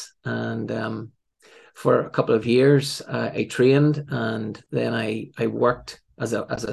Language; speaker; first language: English; native; English